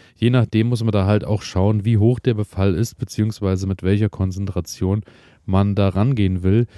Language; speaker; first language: German; native; German